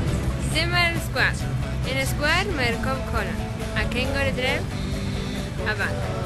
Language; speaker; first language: Welsh; non-native, learner; Spanish